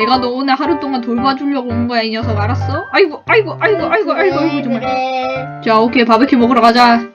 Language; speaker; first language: Korean; native; Korean